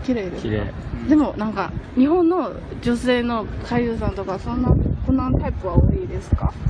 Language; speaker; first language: Japanese; non-native, learner; Chinese